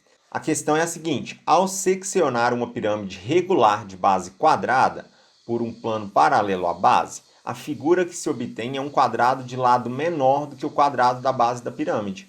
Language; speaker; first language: Portuguese; native; Portuguese